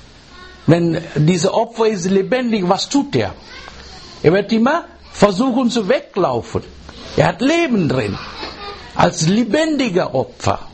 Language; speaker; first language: German; non-native, learner; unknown